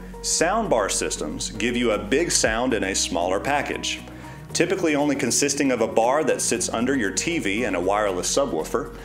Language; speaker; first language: English; native; English